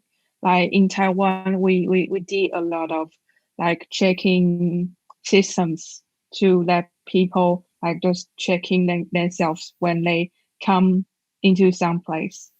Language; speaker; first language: English; non-native, learner; Chinese